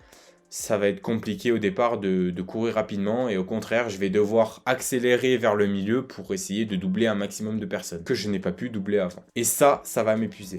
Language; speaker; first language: French; native; French